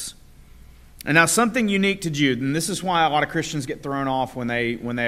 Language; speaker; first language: English; native; English